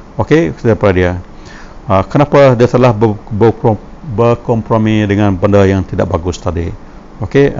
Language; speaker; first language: Malay; non-native, local second language; Iban